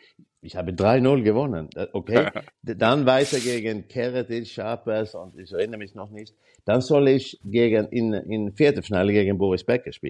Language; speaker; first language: German; non-native, learner; Swedish